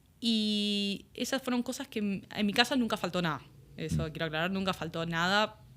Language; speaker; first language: Spanish; early bilingual, other home language; English